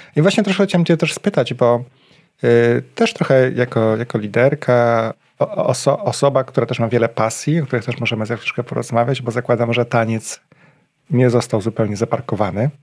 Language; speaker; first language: Polish; native; Polish